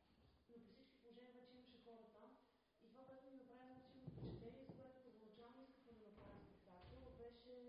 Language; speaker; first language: Bulgarian; native; Bulgarian